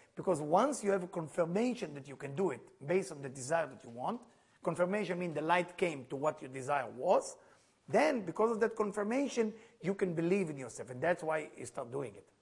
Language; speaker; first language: English; non-native, fluent; Hebrew